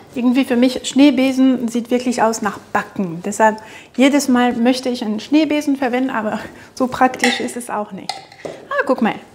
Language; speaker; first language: German; non-native, fluent; French